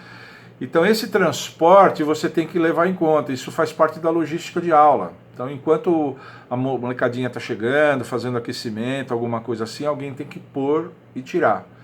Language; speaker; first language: Portuguese; native; Portuguese